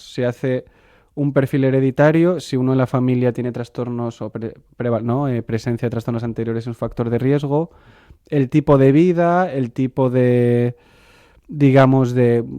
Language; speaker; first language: Spanish; non-native, local second language; Catalan